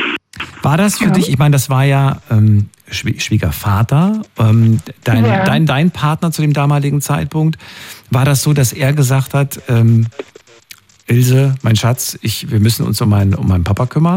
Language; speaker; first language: German; native; German